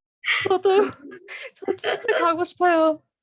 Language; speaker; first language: Korean; non-native, fluent; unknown